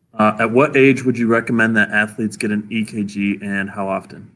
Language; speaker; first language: English; native; English